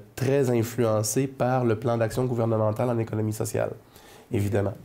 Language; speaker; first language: French; native; French